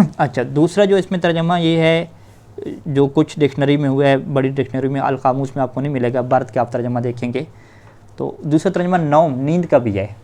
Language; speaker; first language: Urdu; native; Urdu